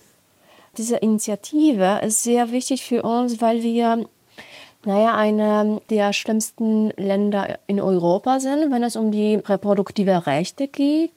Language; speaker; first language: German; non-native, fluent; Polish